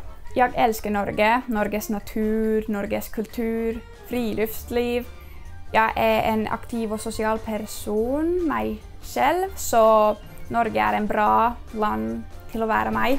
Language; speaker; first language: Swedish; non-native, fluent; Finnish